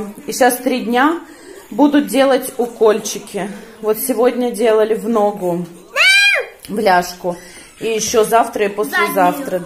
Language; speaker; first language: Russian; native; Russian